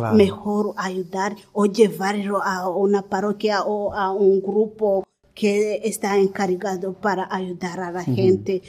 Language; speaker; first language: Spanish; non-native, learner; Kinyarwanda